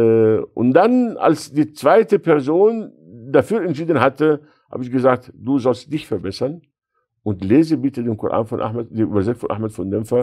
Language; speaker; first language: German; non-native, fluent; Arabic